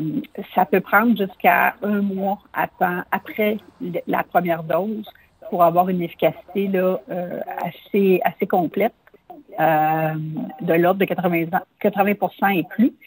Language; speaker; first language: French; native; French